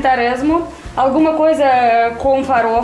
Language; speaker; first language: Portuguese; non-native, fluent; Russian